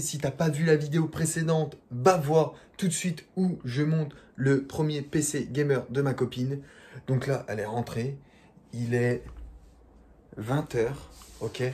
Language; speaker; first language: French; native; French